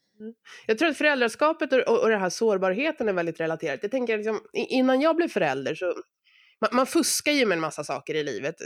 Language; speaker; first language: Swedish; native; Swedish